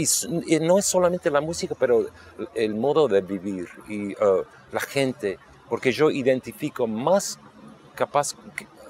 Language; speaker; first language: Spanish; non-native, local second language; English